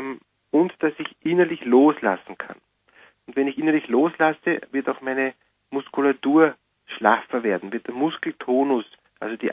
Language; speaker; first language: German; native; German